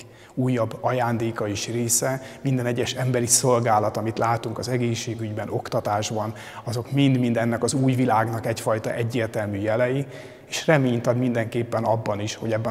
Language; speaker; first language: Hungarian; native; Hungarian